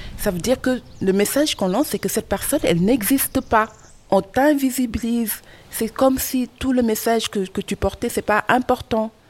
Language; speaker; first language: French; non-native, local second language; Wolof